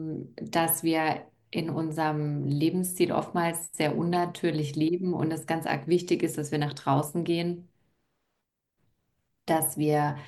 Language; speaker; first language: German; native; German